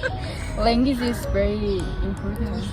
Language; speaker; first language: English; non-native, learner; Korean